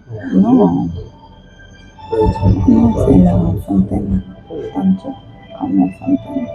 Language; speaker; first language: French; non-native, fluent; Russian